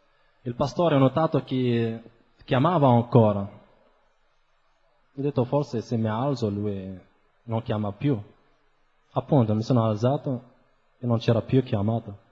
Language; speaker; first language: Italian; non-native, fluent; Arabic